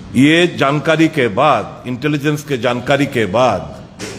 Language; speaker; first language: Hindi; non-native, local second language; Bangla